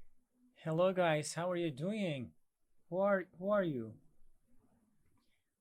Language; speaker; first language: English; non-native, fluent; Persian